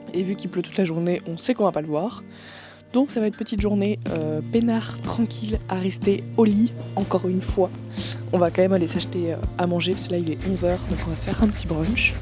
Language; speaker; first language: French; native; French